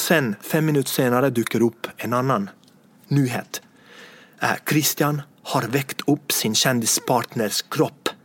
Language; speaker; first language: Swedish; non-native, fluent; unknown